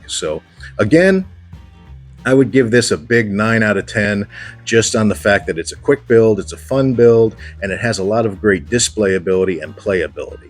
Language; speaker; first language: English; native; English